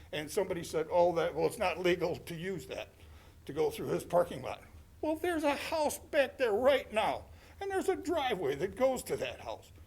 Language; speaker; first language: English; native; English